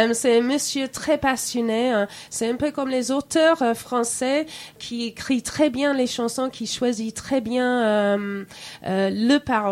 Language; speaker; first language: French; non-native, fluent; English